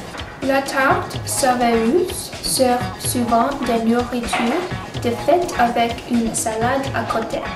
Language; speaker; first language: French; non-native, learner; English